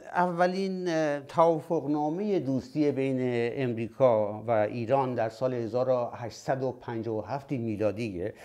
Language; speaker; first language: Persian; native; Persian